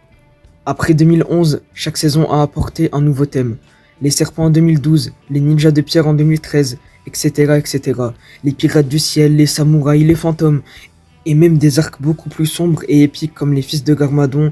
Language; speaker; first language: French; native; French